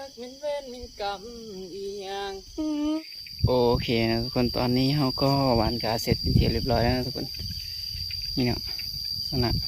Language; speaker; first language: Thai; non-native, local second language; Northeastern Thai